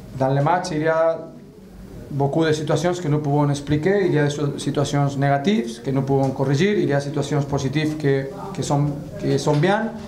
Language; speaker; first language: French; non-native, fluent; Spanish